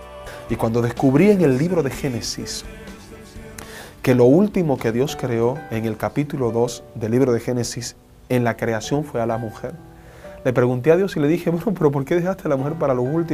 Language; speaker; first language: Spanish; native; Spanish